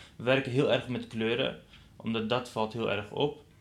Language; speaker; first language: Dutch; non-native, fluent; Persian